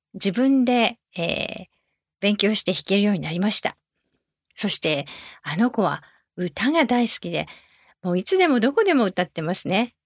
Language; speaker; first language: Japanese; native; Japanese